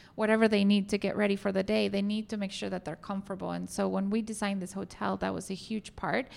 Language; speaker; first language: English; non-native, fluent; Spanish